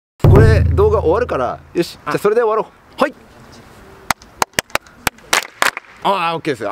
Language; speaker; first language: Japanese; native; Japanese